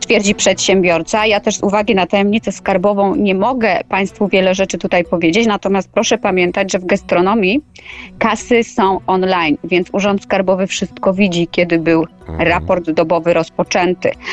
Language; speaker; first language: Polish; native; Polish